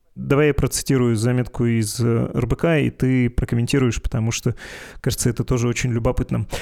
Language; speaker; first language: Russian; native; Russian